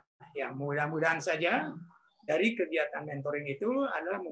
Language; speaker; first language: Indonesian; native; Indonesian